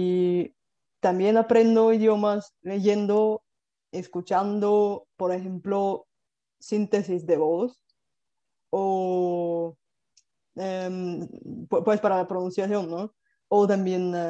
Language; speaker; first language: Spanish; non-native, fluent; Bulgarian